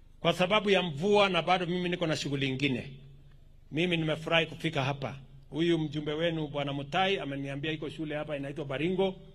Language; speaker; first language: Swahili; non-native, local second language; Kalenjin